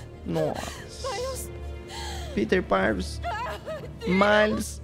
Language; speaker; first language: Portuguese; native; Portuguese